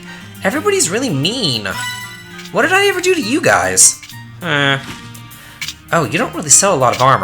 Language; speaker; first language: English; native; English